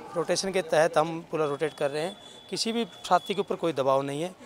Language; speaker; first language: Hindi; native; Hindi